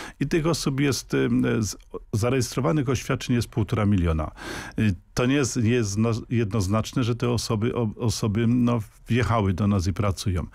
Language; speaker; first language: Polish; native; Polish